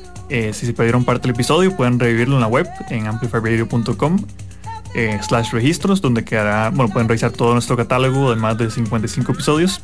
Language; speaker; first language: Spanish; native; Spanish